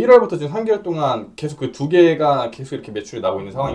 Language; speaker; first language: Korean; native; Korean